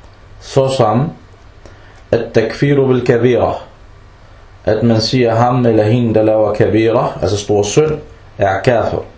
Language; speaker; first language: Danish; early bilingual, other home language; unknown